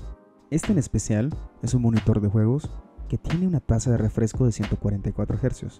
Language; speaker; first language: Spanish; native; Spanish